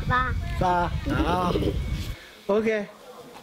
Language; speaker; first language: Chinese; non-native, learner; Italian